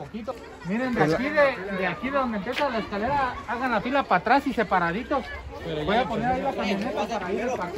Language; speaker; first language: Spanish; native; Spanish